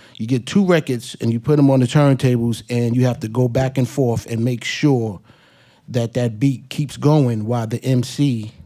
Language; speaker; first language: English; native; English